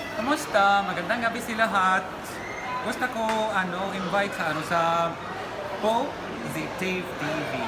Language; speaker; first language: Filipino; non-native, learner; Arabic